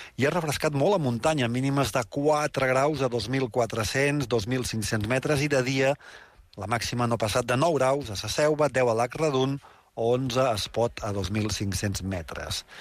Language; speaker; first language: Catalan; native; Catalan